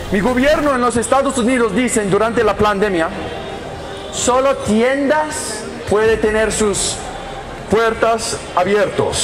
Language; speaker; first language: Spanish; non-native, learner; English